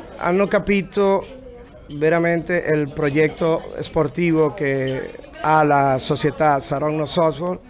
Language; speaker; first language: Italian; non-native, fluent; Spanish